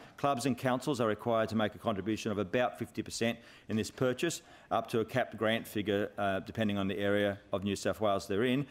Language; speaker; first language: English; native; English